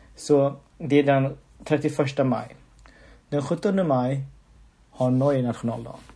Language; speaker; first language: Swedish; early bilingual, other home language; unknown